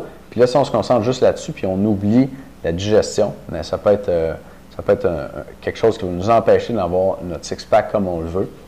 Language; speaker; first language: French; native; French